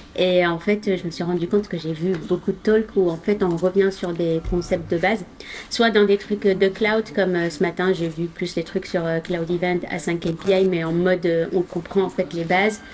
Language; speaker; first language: French; non-native, local second language; Arabic